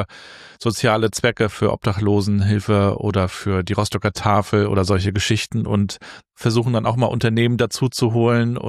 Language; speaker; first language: German; native; German